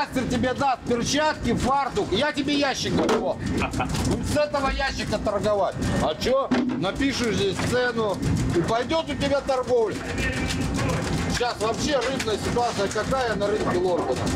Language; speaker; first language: Russian; native; Russian